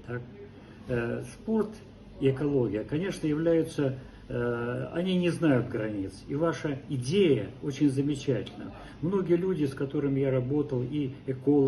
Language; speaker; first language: Russian; native; Russian